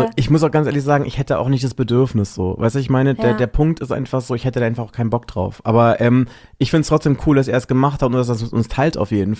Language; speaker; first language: German; native; German